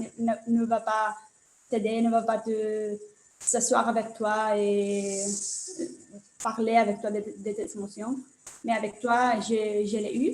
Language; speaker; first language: French; non-native, learner; Spanish